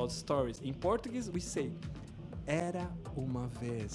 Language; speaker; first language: English; non-native, fluent; Portuguese